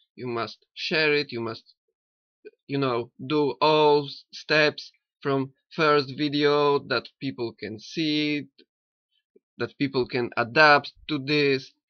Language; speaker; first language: English; non-native, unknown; Polish